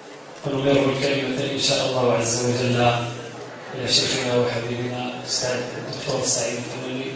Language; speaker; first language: Arabic; native; Arabic